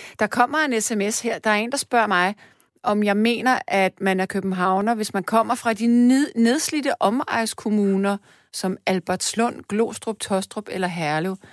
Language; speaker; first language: Danish; native; Danish